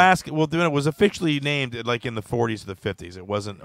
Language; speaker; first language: English; native; English